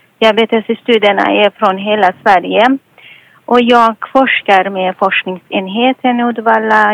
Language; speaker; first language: Swedish; non-native, fluent; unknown